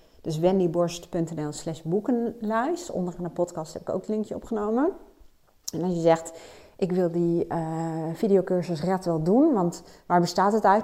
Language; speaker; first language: Dutch; native; Dutch